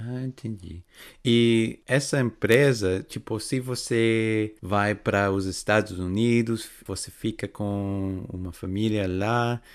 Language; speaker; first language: Portuguese; non-native, fluent; English